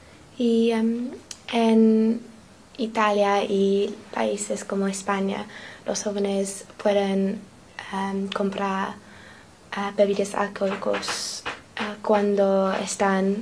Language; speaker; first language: Spanish; non-native, learner; English